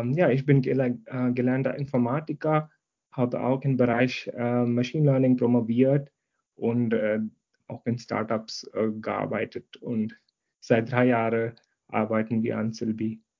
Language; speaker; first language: German; non-native, fluent; Hindi